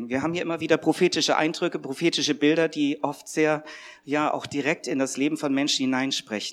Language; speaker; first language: German; native; German